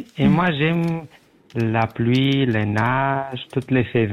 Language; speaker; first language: French; non-native, learner; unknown